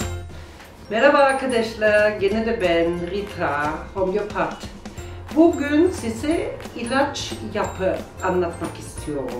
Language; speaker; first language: Turkish; non-native, learner; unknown